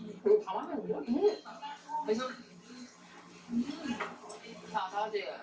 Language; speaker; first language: Korean; native; Korean